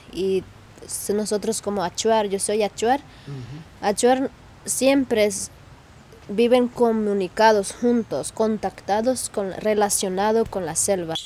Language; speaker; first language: Spanish; non-native, local second language; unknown